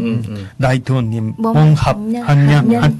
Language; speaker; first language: Vietnamese; non-native, fluent; Japanese